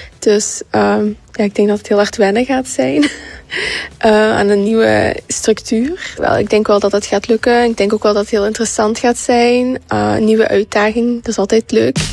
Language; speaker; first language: Dutch; native; Dutch